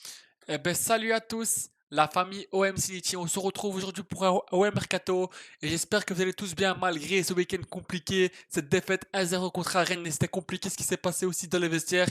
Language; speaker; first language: French; native; French